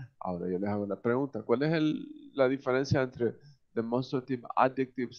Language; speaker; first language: Spanish; native; Spanish